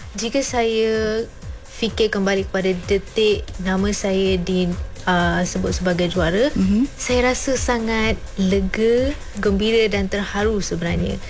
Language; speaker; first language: Malay; early bilingual, other home language; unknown